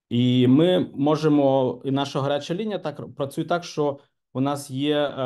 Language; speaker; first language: Ukrainian; non-native, local second language; Russian